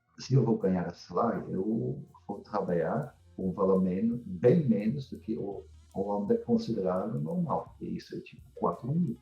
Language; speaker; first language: Portuguese; non-native, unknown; Dutch